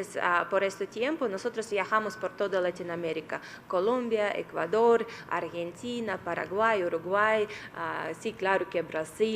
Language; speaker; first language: Spanish; non-native, fluent; Russian